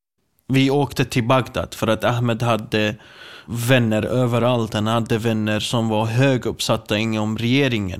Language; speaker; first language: Swedish; non-native, fluent; Kurdish